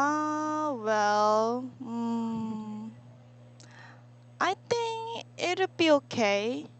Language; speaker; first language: English; non-native, learner; Korean